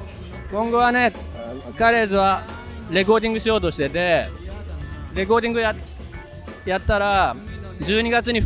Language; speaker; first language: Japanese; native; Japanese